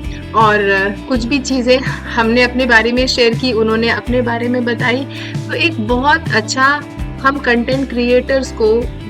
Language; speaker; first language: Hindi; native; Hindi